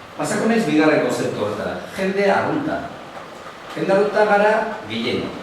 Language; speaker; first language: Basque; native; Basque